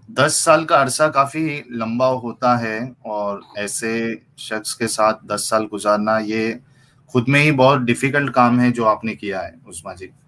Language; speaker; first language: Hindi; native; Hindi